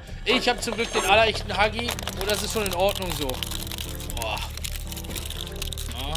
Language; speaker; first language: German; native; German